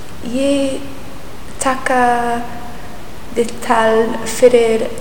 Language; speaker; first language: Icelandic; non-native, learner; English